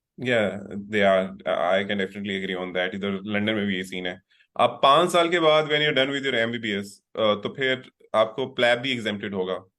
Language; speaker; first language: Urdu; native; Urdu